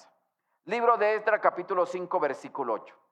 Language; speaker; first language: Spanish; native; Spanish